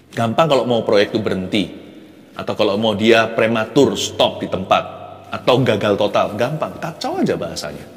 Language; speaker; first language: Indonesian; native; Indonesian